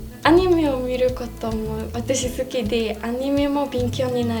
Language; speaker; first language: Japanese; non-native, fluent; Mongolian